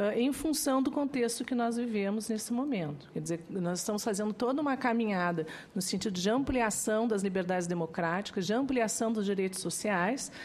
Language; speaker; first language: Portuguese; native; Portuguese